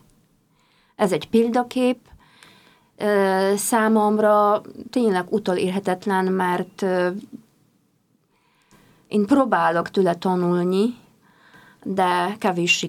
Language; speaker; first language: Hungarian; non-native, fluent; Polish